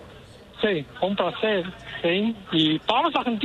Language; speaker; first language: Spanish; non-native, learner; Chinese